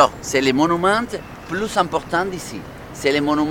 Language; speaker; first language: French; non-native, fluent; Spanish